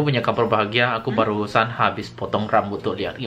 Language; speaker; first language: Indonesian; native; Indonesian